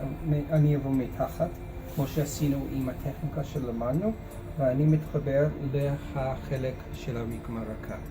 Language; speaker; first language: Hebrew; non-native, fluent; English